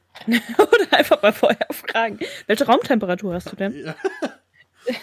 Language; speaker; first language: German; native; German